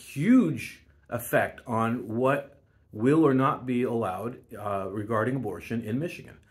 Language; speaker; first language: English; native; English